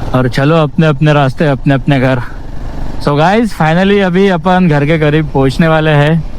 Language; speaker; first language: Hindi; non-native, local second language; Marathi